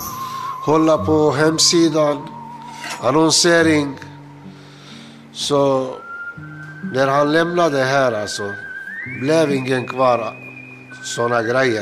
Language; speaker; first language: Swedish; non-native, learner; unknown